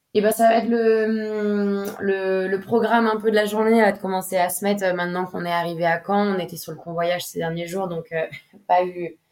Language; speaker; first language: French; native; French